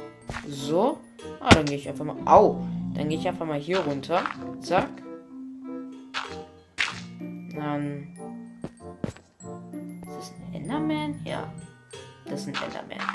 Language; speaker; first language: German; native; German